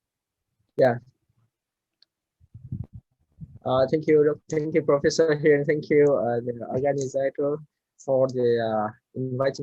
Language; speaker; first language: English; non-native, learner; Vietnamese